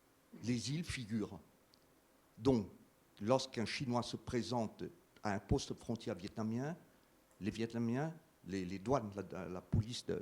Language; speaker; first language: French; native; French